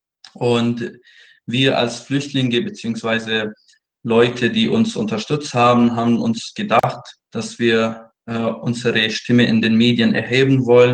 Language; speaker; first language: German; non-native, fluent; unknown